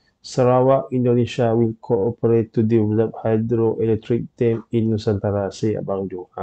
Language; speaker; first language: English; non-native, local second language; Malay